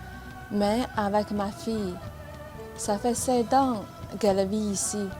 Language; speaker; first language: French; non-native, learner; Chinese